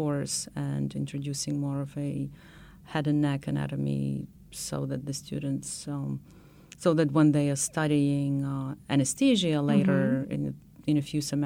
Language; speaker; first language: English; non-native, fluent; Ukrainian